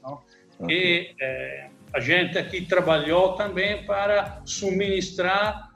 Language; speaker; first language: Portuguese; non-native, learner; Italian